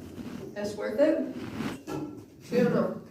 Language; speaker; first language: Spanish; non-native, learner; English